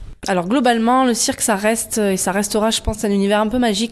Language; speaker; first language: French; native; French